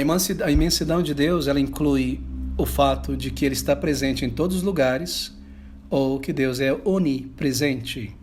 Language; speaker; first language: Portuguese; native; Portuguese